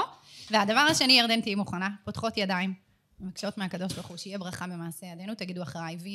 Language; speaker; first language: Hebrew; native; Hebrew